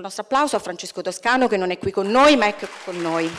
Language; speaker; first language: Italian; native; Italian